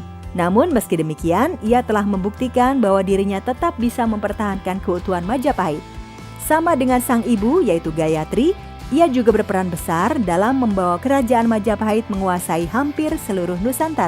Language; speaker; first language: Indonesian; native; Indonesian